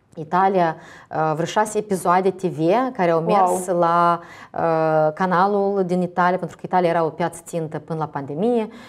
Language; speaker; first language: Romanian; native; Romanian